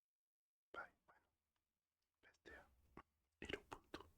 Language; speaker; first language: Basque; non-native, learner; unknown